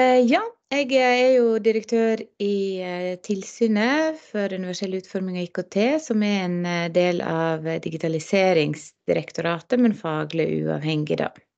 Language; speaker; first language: Norwegian; native; Norwegian